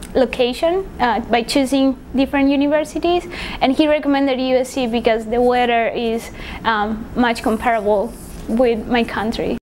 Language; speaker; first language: English; non-native, fluent; Spanish